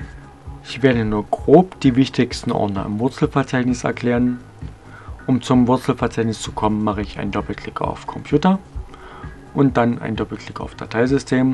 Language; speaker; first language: German; native; German